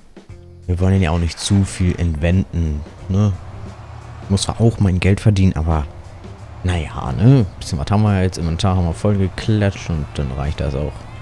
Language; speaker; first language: German; native; German